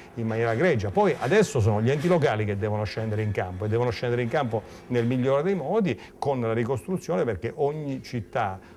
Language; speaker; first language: Italian; native; Italian